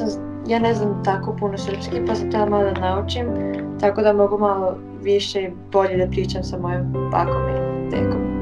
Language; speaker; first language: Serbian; early bilingual, heritage; Serbian